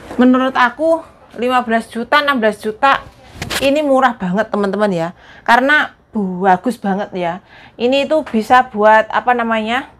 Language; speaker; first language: Indonesian; non-native, local second language; Javanese